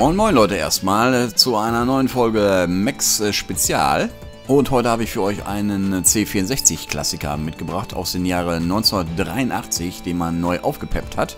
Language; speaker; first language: German; native; German